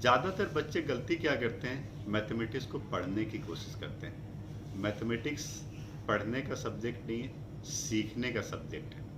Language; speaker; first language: Hindi; native; Hindi